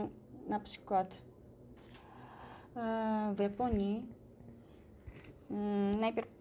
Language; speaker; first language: Polish; non-native, learner; Japanese